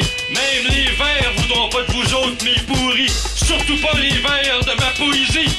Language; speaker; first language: French; native; French